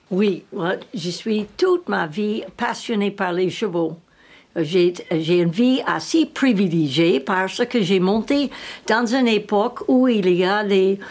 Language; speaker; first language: French; non-native, learner; English